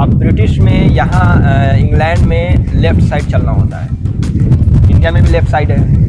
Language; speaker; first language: Hindi; native; Hindi